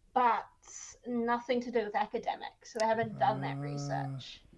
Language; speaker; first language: English; native; English